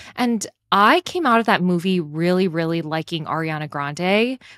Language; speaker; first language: English; native; English